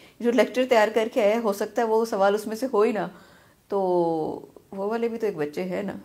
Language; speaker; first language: Urdu; non-native, local second language; Punjabi